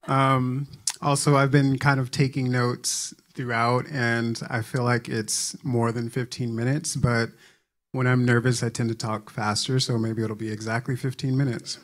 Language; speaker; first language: English; native; English